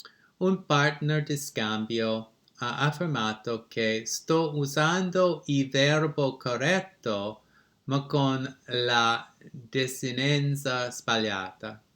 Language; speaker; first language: Italian; non-native, learner; English